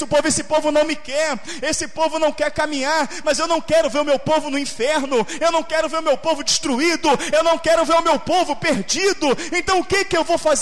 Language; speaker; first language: Portuguese; native; Portuguese